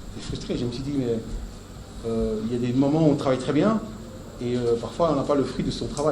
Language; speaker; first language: French; native; French